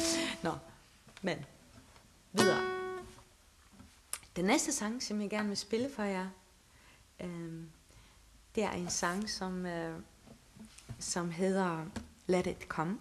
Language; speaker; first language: Danish; non-native, local second language; Faroese